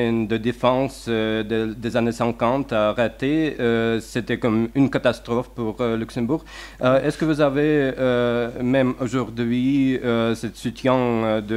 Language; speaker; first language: French; non-native, fluent; Russian